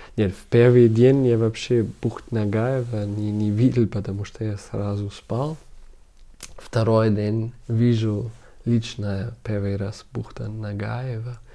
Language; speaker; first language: Russian; non-native, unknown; German